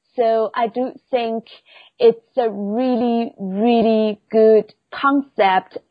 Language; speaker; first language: English; non-native, fluent; Chinese